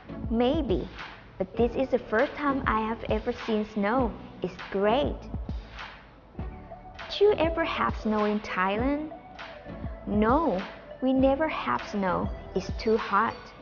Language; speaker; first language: English; non-native, fluent; Thai